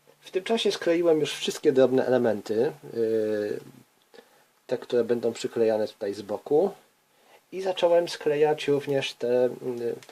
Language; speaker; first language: Polish; native; Polish